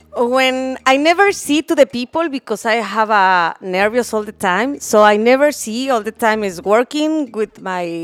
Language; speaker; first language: English; non-native, learner; Spanish